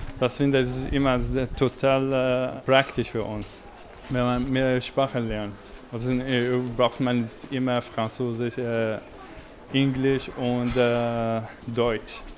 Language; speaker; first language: German; non-native, learner; Arabic